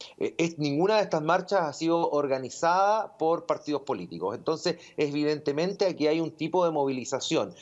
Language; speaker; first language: Spanish; native; Spanish